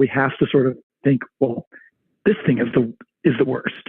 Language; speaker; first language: English; native; English